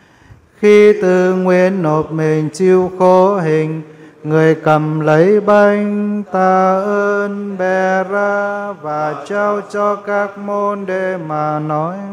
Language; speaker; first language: Vietnamese; native; Vietnamese